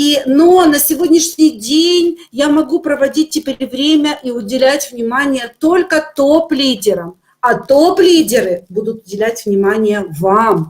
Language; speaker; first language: Russian; native; Russian